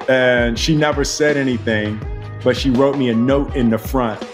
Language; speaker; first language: English; native; English